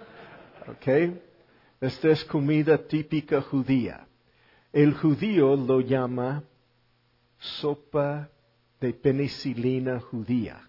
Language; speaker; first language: Spanish; non-native, fluent; English